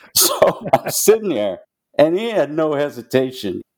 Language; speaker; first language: English; native; English